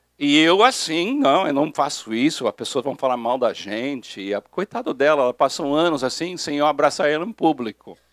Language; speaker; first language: Portuguese; non-native, fluent; English